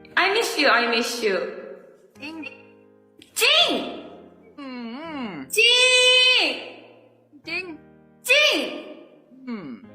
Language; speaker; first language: English; non-native, learner; Korean